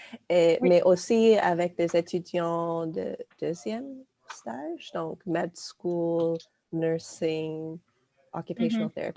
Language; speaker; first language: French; non-native, local second language; English